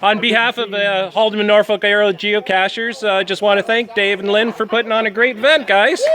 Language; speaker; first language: English; native; English